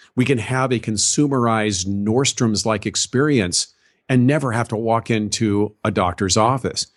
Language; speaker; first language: English; native; English